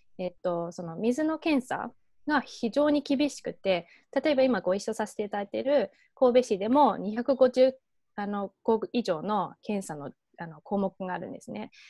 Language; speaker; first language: Japanese; early bilingual, heritage; Japanese